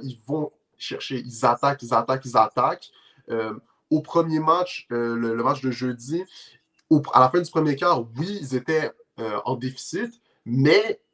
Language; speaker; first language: French; native; French